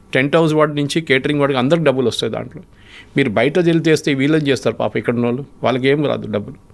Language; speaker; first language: Telugu; non-native, local second language; Malayalam